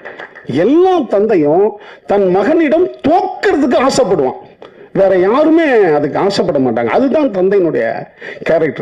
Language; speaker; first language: Tamil; native; Tamil